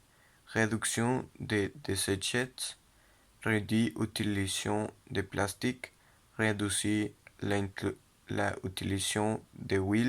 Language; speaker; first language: French; non-native, learner; Spanish